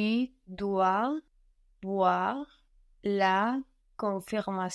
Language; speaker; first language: French; non-native, learner; English